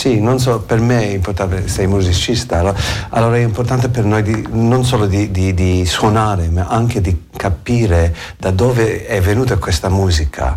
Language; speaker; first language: Italian; non-native, learner; English